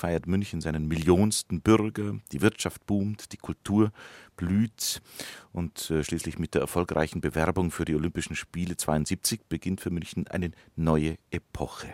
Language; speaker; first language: German; native; German